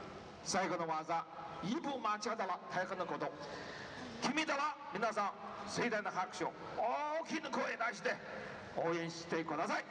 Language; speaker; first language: Japanese; non-native, learner; Chinese